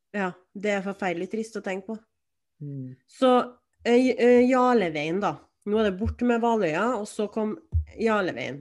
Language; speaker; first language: Norwegian; native; Norwegian